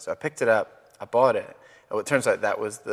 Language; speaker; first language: English; native; English